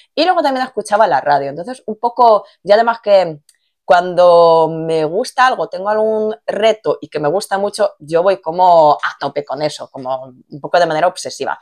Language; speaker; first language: Spanish; non-native, fluent; Polish